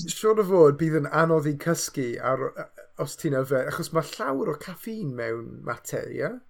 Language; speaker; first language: Welsh; non-native, local second language; English